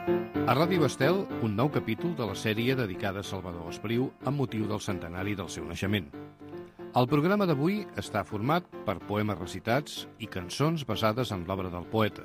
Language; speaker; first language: Catalan; native; Catalan